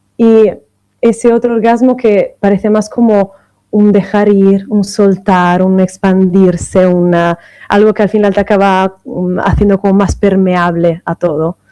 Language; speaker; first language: Spanish; non-native, fluent; Italian